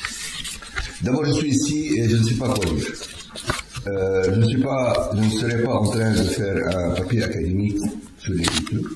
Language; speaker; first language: French; non-native, fluent; Arabic